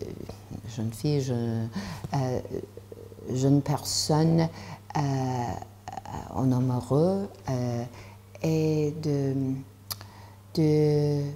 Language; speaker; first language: French; non-native, learner; English